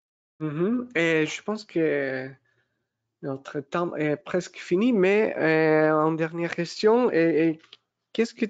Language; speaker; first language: French; non-native, fluent; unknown